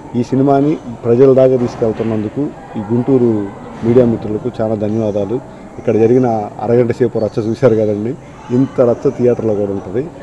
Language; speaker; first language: Telugu; native; Telugu